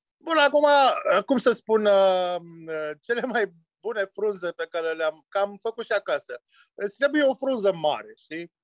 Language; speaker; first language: Romanian; native; Romanian